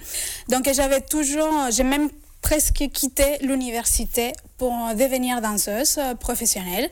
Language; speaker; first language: French; non-native, fluent; Spanish